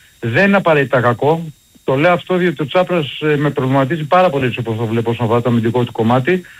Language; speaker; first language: Greek; native; Greek